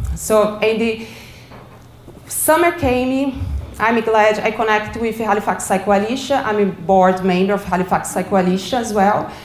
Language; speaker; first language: English; non-native, learner; Portuguese